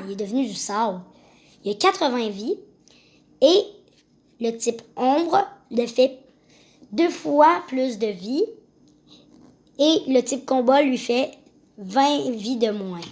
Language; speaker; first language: French; native; French